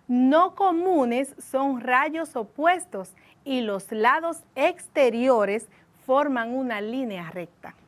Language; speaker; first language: Spanish; native; Spanish